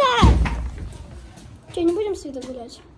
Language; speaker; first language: Russian; early bilingual, heritage; Russian